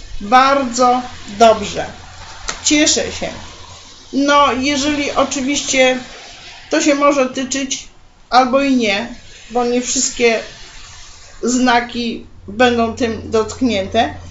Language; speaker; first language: Polish; native; Polish